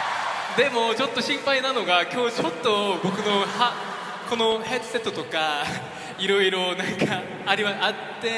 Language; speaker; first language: Japanese; non-native, fluent; Korean